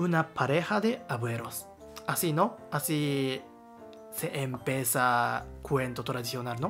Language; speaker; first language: Spanish; non-native, learner; Japanese